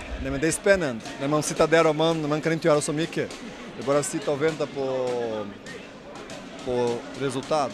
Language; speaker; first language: Swedish; non-native, learner; Portuguese